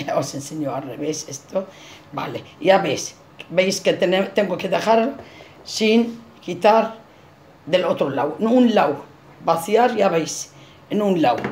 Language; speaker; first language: Spanish; non-native, fluent; Arabic